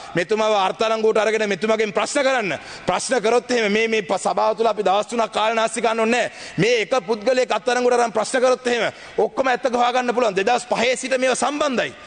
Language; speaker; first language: Sinhala; non-native, local second language; Tamil